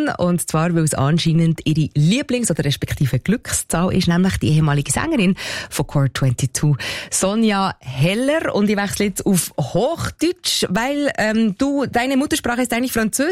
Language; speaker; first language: German; native; German